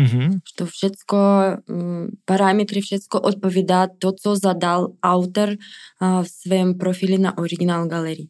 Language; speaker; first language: Czech; non-native, fluent; Russian